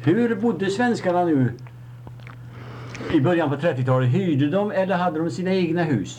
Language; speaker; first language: Swedish; native; Swedish